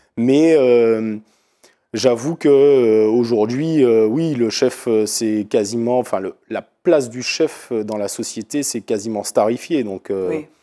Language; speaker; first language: French; native; French